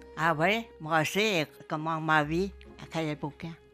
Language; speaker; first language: French; non-native, learner; Chinese